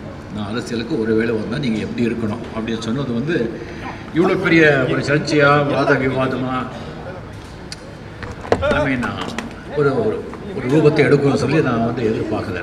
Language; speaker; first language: Tamil; non-native, fluent; Marathi